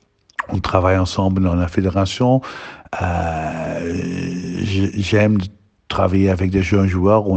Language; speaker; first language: French; non-native, learner; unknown